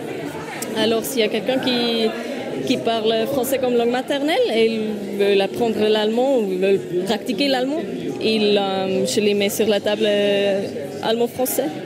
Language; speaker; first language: French; non-native, fluent; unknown